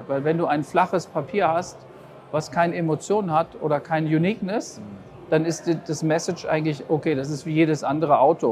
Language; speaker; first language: German; native; German